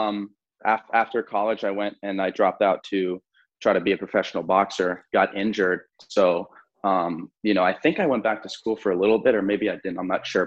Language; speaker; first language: English; native; English